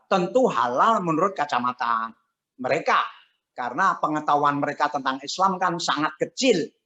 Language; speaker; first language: Indonesian; non-native, local second language; Javanese